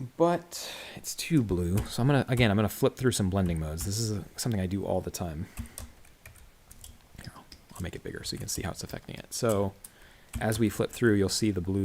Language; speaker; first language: English; native; English